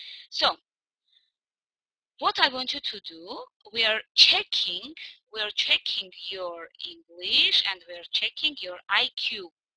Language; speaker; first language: English; non-native, fluent; Armenian